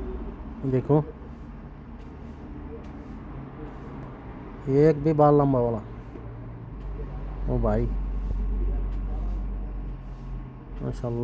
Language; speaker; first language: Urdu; non-native, fluent; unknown